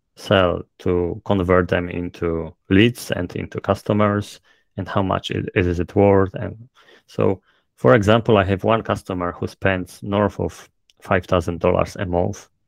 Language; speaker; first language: English; non-native, fluent; Polish